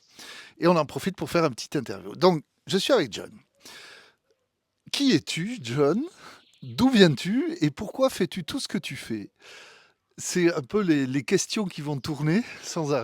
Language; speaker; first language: French; native; French